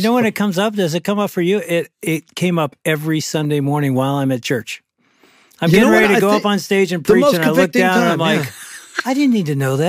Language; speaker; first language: English; native; English